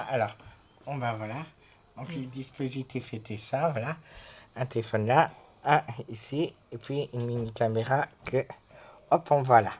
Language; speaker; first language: French; native; French